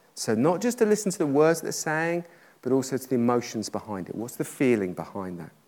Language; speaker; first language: English; native; English